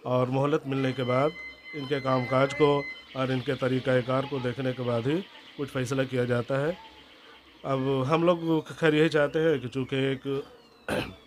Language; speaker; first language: Hindi; native; Hindi